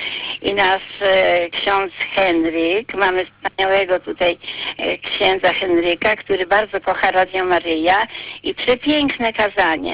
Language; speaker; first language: Polish; native; Polish